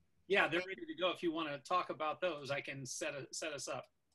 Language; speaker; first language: English; native; English